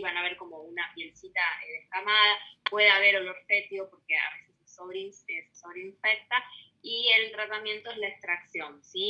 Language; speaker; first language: Spanish; native; Spanish